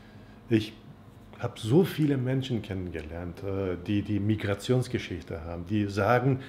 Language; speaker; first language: German; non-native, fluent; Turkish